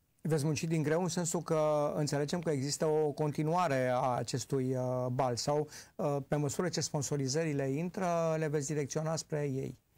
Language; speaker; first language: Romanian; native; Romanian